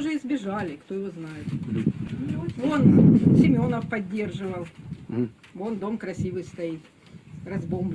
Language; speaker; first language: Russian; native; Russian